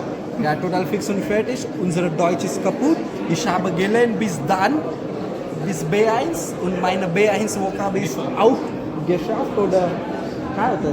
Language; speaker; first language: German; non-native, learner; Marathi